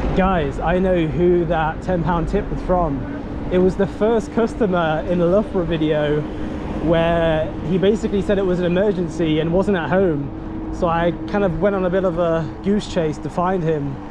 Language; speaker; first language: English; native; English